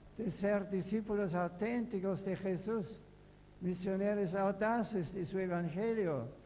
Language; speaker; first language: Italian; non-native, fluent; German